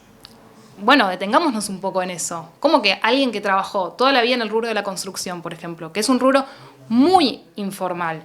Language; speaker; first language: Spanish; native; Spanish